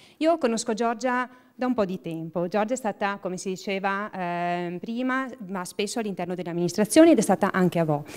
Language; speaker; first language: Italian; native; Italian